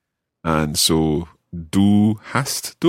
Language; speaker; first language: German; non-native, learner; English